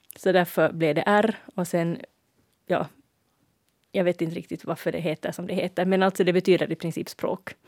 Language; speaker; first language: Swedish; native; Swedish